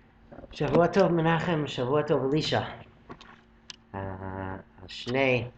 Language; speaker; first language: Hebrew; non-native, fluent; English